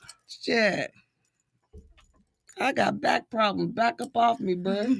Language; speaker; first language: English; native; English